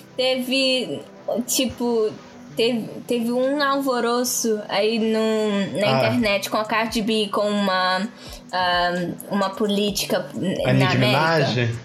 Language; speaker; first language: Portuguese; non-native, local second language; Kabuverdianu